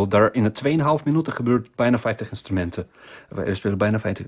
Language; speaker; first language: Dutch; non-native, fluent; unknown